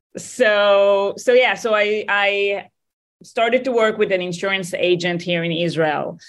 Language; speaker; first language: English; non-native, fluent; Hebrew